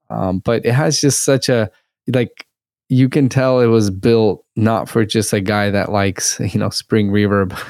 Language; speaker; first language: English; early bilingual, other home language; Russian